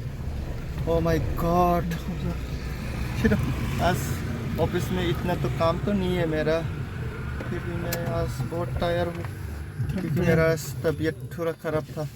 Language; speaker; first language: Hindi; non-native, local second language; Kok Borok